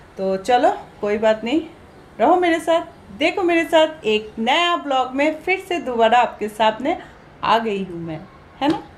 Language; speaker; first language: Hindi; non-native, local second language; Bangla